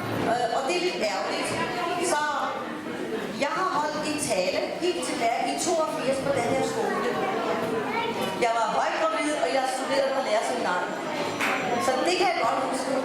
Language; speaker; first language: Danish; early bilingual, other home language; Urdu